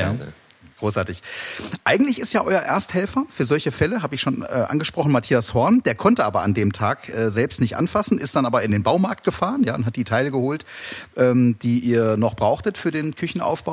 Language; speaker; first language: German; native; German